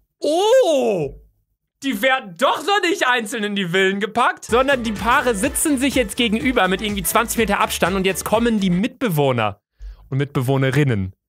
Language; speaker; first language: German; native; German